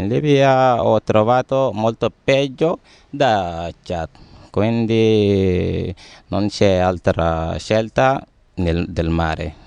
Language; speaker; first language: Italian; non-native, learner; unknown